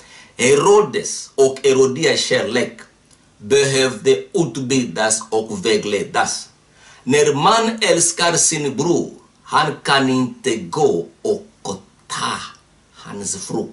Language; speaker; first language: Swedish; non-native, fluent; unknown